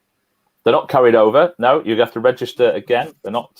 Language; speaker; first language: English; native; English